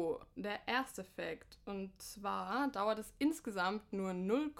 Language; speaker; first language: German; native; German